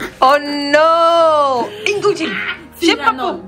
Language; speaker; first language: Swedish; non-native, learner; Cebuano